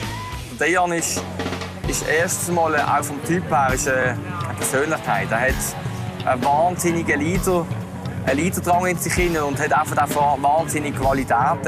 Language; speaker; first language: German; native; German